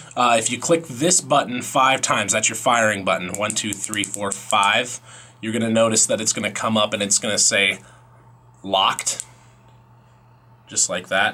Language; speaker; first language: English; native; English